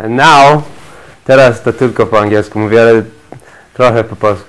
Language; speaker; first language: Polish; early bilingual, heritage; Polish